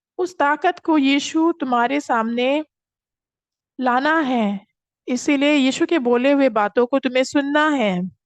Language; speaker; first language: Hindi; non-native, fluent; Korean